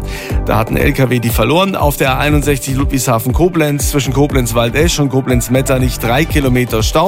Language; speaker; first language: German; native; German